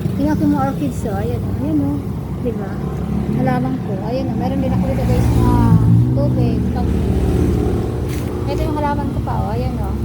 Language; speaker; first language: Filipino; non-native, local second language; Bikol